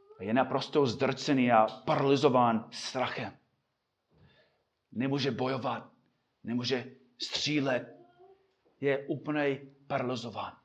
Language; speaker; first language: Czech; non-native, fluent; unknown